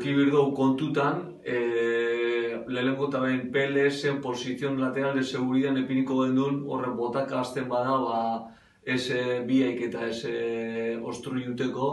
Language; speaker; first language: Basque; native; Basque